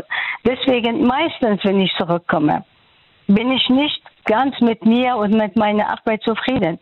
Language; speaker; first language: German; non-native, fluent; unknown